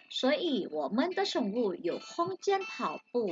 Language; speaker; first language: Chinese; non-native, fluent; Thai